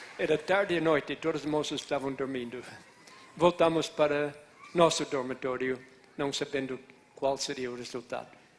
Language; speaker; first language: Portuguese; non-native, fluent; English